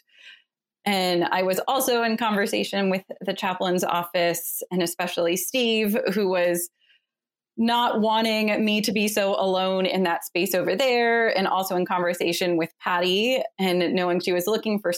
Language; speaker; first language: English; native; English